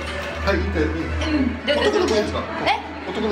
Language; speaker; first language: Japanese; non-native, fluent; English